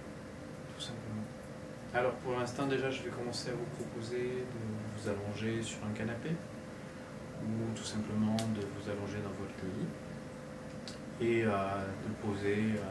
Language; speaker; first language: French; native; French